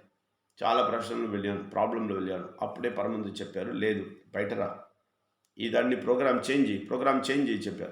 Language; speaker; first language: Telugu; non-native, fluent; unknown